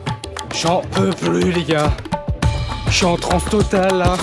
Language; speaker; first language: French; native; French